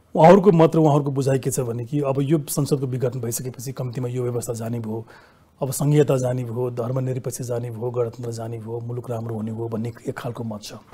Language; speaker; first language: Nepali; native; Nepali